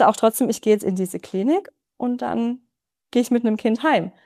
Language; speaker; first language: German; native; German